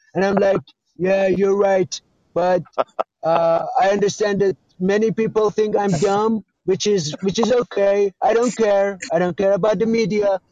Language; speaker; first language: English; non-native, fluent; Persian